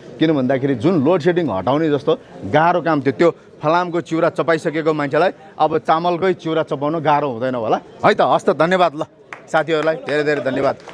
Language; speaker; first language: Nepali; non-native, local second language; Newari